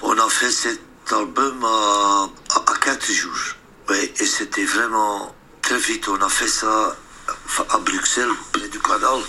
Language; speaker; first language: French; non-native, local second language; Dutch